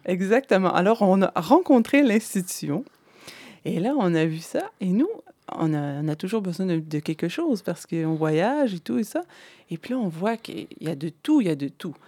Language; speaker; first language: French; native; French